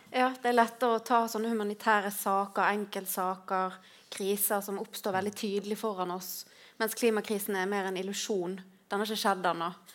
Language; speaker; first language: Norwegian; native; Norwegian